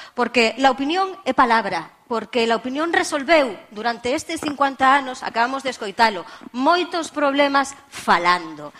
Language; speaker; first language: Galician; native; Galician